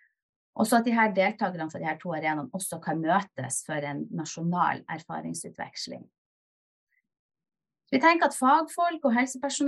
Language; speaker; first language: Norwegian; native; Norwegian